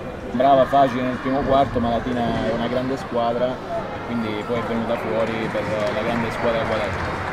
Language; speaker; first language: Italian; native; Italian